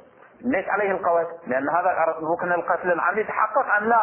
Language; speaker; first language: Arabic; native; Arabic